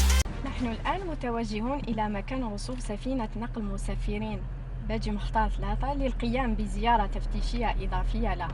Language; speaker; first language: Arabic; native; Arabic